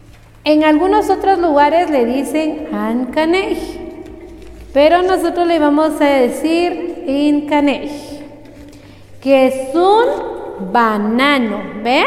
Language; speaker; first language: Spanish; non-native, local second language; Kaqchikel